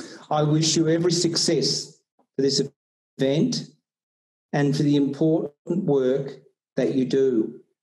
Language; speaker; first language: English; native; English